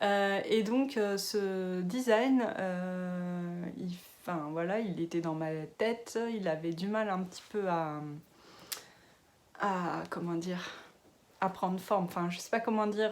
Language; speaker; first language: French; native; French